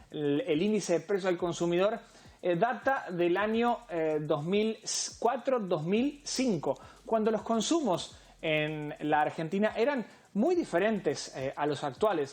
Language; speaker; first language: Spanish; native; Spanish